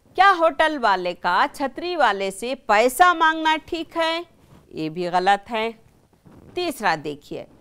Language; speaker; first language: Urdu; native; Urdu